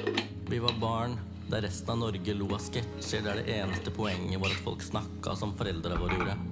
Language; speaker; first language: Norwegian; early bilingual, other home language; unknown